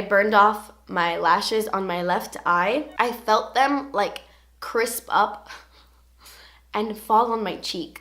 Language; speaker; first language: English; native; English